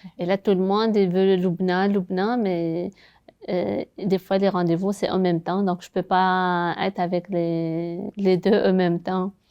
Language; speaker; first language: French; non-native, local second language; Arabic